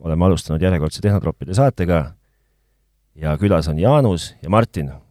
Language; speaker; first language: Estonian; native; Estonian